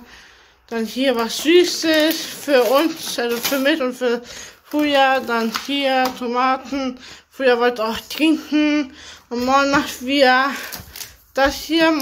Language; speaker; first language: German; early bilingual, other home language; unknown